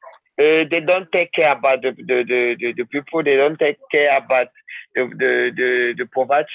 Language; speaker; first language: English; non-native, learner; French